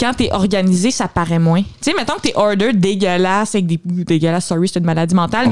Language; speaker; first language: French; native; French